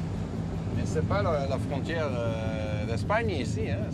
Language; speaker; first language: French; non-native, learner; Dutch